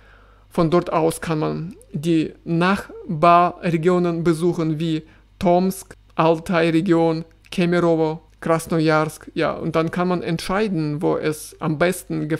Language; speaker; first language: German; non-native, fluent; Russian